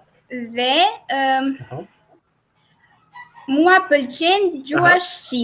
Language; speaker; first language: Albanian; non-native, learner; Turkish